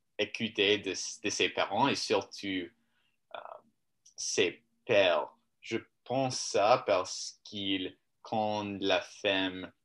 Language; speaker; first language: French; non-native, learner; English